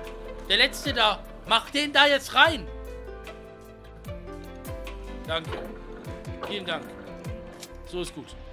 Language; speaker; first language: German; native; German